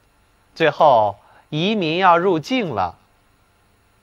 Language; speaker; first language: Chinese; native; Chinese